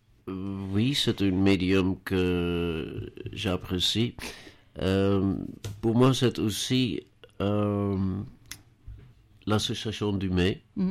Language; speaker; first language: French; non-native, learner; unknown